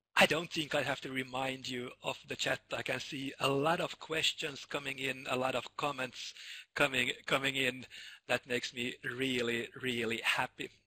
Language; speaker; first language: English; non-native, fluent; Finnish